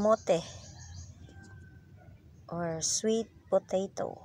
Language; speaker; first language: English; non-native, local second language; Cebuano